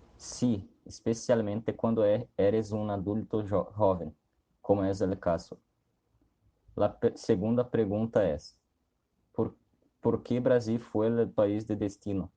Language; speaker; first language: Spanish; non-native, learner; Portuguese